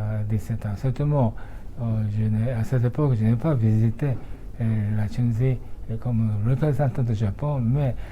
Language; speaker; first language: French; non-native, fluent; Japanese